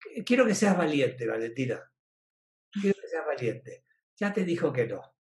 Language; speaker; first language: Spanish; native; Spanish